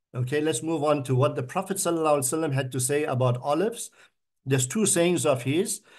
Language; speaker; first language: English; native; English